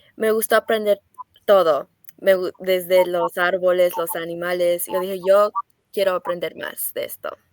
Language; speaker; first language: Spanish; early bilingual, other home language; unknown